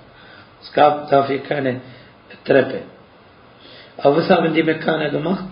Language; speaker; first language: German; non-native, fluent; Arabic